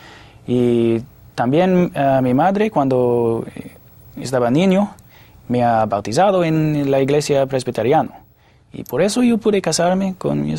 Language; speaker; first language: Spanish; non-native, fluent; English